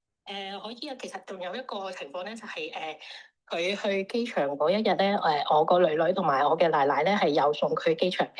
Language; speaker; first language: Cantonese; native; Cantonese